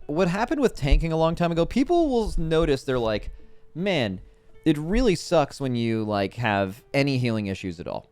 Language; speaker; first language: English; native; English